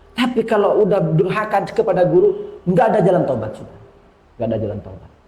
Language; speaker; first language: Indonesian; non-native, local second language; Madurese